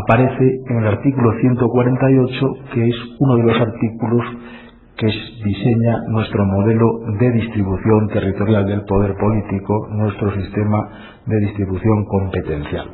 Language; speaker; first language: Spanish; native; Spanish